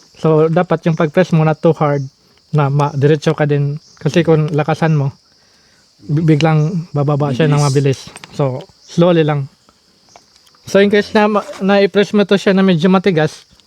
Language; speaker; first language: Filipino; non-native, local second language; Waray